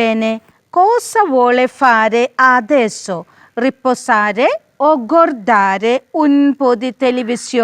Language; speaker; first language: Italian; non-native, fluent; Malayalam